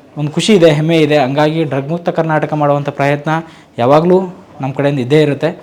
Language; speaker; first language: Kannada; native; Kannada